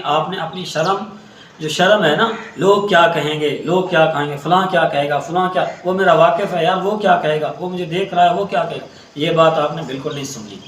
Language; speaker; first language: Urdu; non-native, local second language; Saraiki